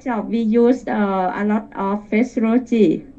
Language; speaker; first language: English; non-native, learner; Thai